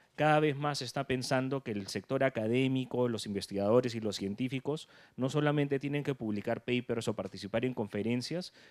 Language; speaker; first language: Spanish; native; Spanish